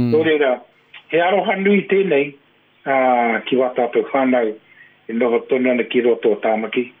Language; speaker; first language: Māori; non-native, local second language; English